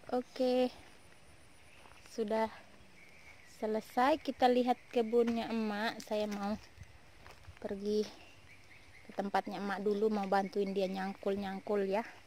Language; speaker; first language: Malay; non-native, local second language; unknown